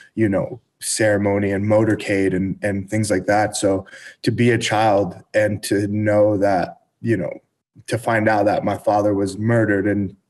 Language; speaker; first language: English; native; English